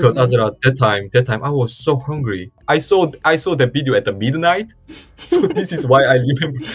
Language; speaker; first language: English; non-native, learner; Korean